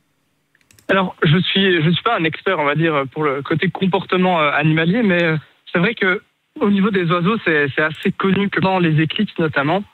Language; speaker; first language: French; native; French